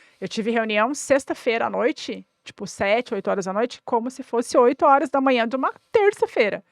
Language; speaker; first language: Portuguese; native; Portuguese